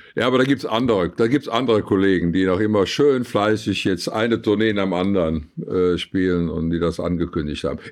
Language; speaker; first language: German; native; German